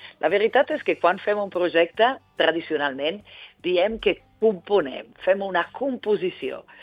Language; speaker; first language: Catalan; non-native, fluent; Italian